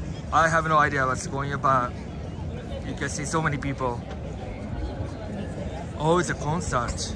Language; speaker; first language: English; non-native, fluent; Japanese